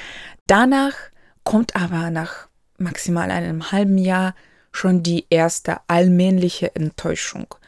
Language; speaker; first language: German; non-native, local second language; Ukrainian